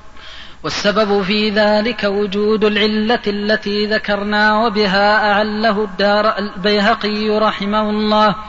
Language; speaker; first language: Arabic; native; Arabic